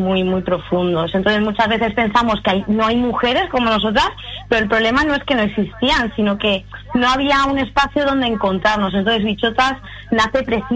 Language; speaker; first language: Spanish; native; Spanish